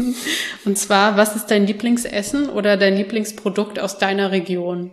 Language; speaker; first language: German; native; German